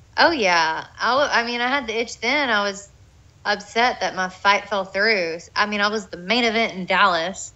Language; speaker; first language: English; native; English